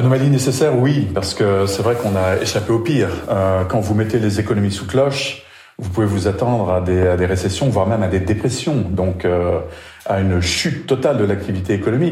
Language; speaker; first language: French; native; French